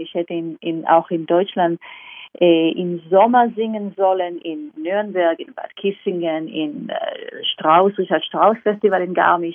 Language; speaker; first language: German; non-native, fluent; Hebrew